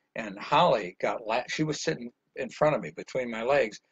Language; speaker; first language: English; native; English